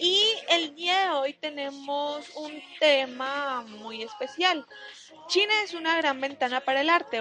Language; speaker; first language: Spanish; native; Spanish